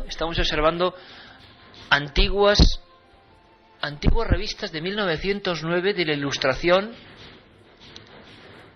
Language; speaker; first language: Spanish; native; Spanish